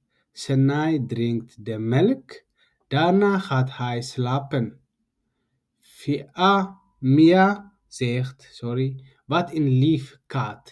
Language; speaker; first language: Dutch; non-native, learner; Tigrinya